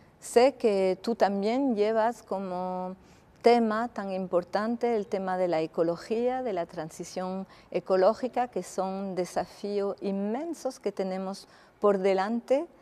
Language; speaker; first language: Spanish; early bilingual, heritage; Spanish